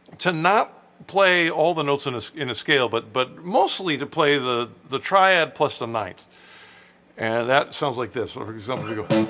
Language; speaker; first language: English; native; English